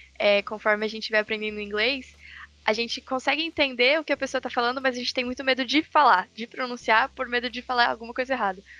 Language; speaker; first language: Portuguese; native; Portuguese